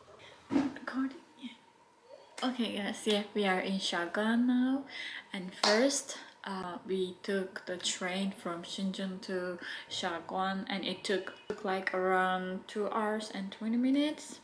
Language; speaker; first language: English; non-native, fluent; Chinese